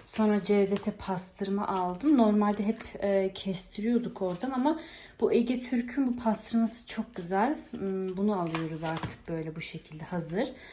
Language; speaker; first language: Turkish; early bilingual, heritage; Turkish